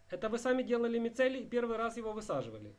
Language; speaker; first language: Russian; native; Russian